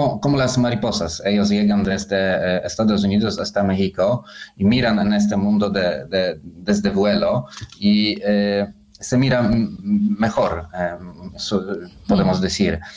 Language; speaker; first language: Spanish; non-native, learner; Polish